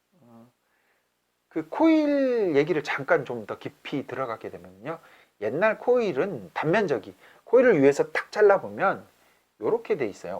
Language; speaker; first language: Korean; native; Korean